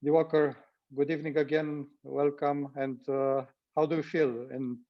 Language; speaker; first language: English; non-native, fluent; Romanian